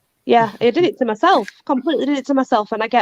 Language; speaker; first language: English; native; English